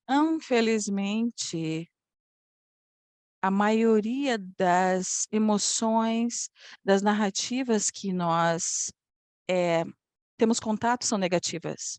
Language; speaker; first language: Portuguese; non-native, fluent; Polish